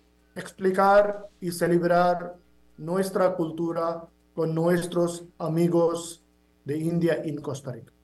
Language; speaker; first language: Spanish; non-native, fluent; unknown